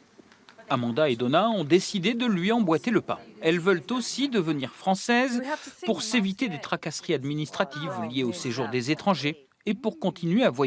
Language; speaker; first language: French; native; French